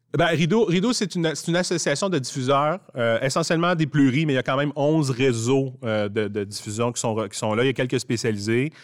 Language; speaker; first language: French; native; French